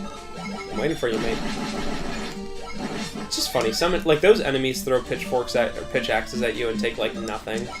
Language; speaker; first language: English; native; English